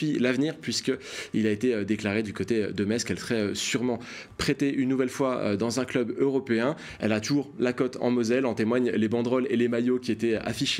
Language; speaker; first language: French; native; French